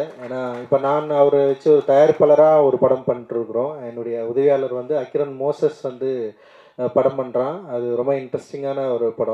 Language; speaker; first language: Tamil; native; Tamil